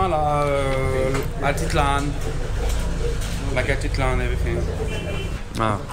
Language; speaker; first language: English; non-native, learner; French